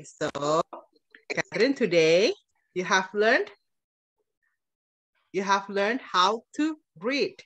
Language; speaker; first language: English; non-native, fluent; Indonesian